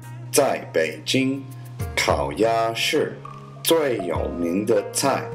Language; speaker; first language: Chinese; non-native, learner; English